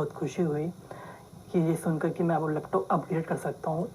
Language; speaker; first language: Hindi; native; Hindi